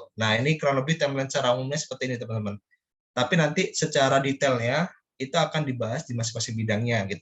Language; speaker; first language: Indonesian; native; Indonesian